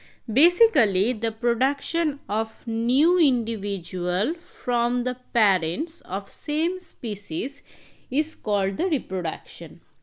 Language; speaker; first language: English; non-native, local second language; Bangla